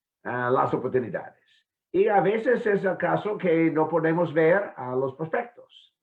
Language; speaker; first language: Spanish; non-native, fluent; English